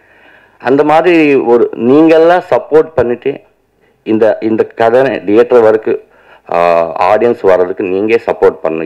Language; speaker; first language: Tamil; non-native, learner; Telugu